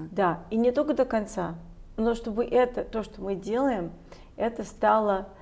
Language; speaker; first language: Russian; non-native, fluent; English